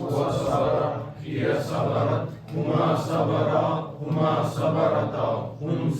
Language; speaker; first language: Arabic; non-native, learner; Urdu